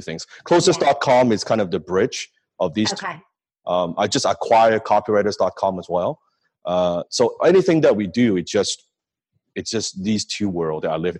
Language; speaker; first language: English; non-native, local second language; Cantonese